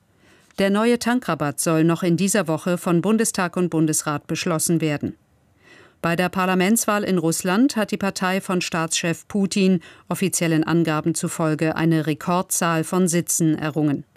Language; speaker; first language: German; native; German